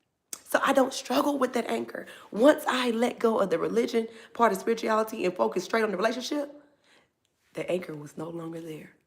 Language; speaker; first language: English; native; English